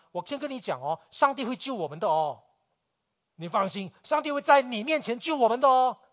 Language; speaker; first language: Chinese; native; Chinese